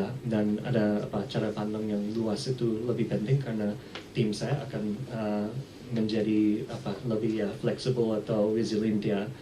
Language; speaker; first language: Indonesian; early bilingual, heritage; English